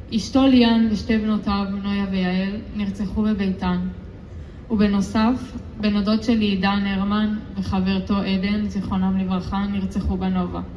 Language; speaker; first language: Hebrew; native; Hebrew